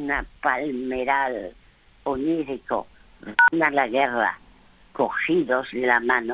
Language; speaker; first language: Spanish; early bilingual, other home language; French